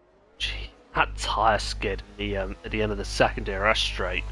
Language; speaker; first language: English; native; English